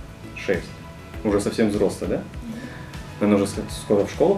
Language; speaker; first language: Russian; native; Russian